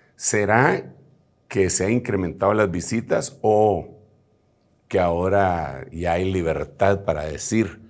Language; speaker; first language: Spanish; native; Spanish